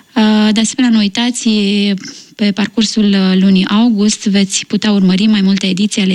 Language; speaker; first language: Romanian; native; Romanian